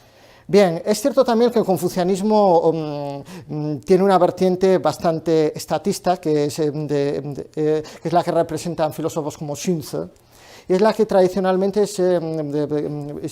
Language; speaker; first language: Spanish; native; Spanish